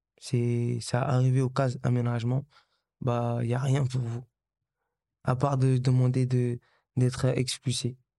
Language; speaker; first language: French; early bilingual, other home language; Kabuverdianu